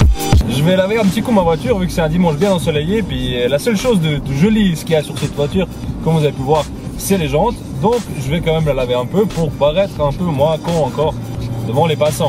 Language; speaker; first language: French; native; French